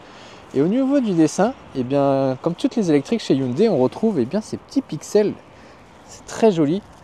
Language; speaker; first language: French; native; French